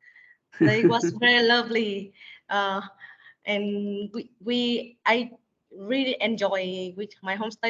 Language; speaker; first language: English; non-native, learner; Vietnamese